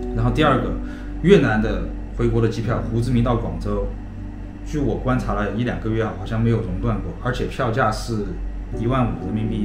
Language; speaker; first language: Chinese; native; Chinese